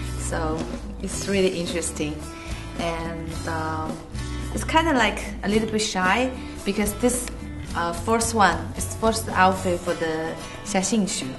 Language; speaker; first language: English; non-native, fluent; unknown